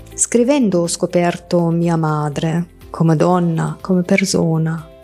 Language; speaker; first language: Italian; non-native, fluent; German